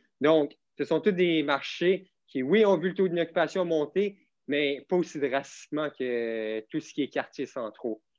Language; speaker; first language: French; native; French